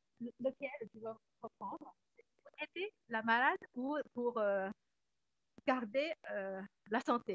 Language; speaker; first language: French; non-native, fluent; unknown